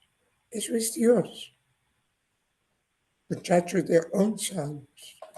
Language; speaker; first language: Spanish; non-native, learner; Persian